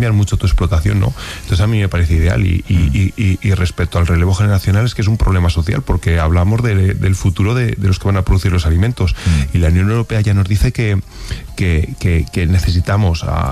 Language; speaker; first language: Spanish; native; Spanish